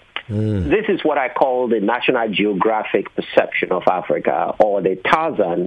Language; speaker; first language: English; non-native, local second language; Igbo